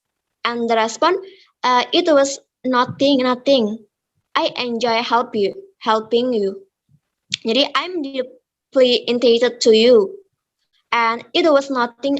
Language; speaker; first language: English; non-native, learner; Indonesian